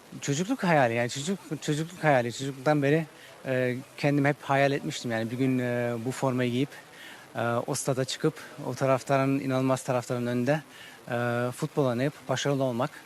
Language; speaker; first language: Turkish; early bilingual, heritage; Turkish